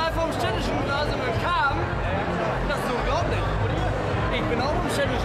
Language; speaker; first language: German; native; German